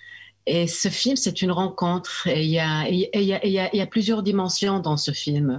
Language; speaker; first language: French; early bilingual, heritage; French